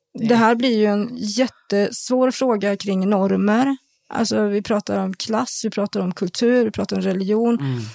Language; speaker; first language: Swedish; native; Swedish